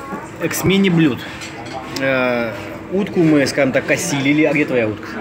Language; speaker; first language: Russian; native; Russian